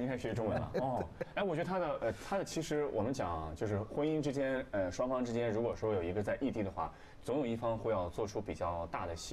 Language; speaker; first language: Chinese; native; Chinese